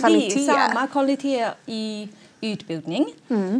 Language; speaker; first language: Swedish; non-native, fluent; Chinese